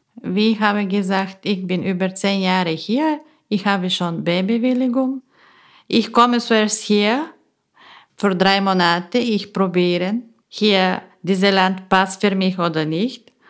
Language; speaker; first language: German; non-native, learner; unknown